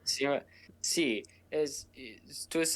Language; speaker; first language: Spanish; non-native, learner; English